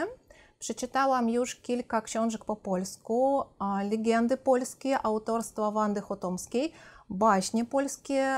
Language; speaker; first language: Polish; non-native, fluent; Russian